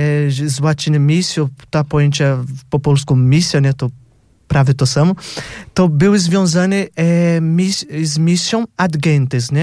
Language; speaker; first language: Polish; non-native, fluent; Portuguese